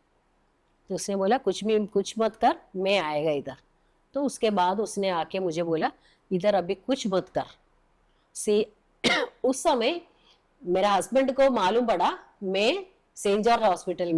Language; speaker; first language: Hindi; non-native, local second language; Malayalam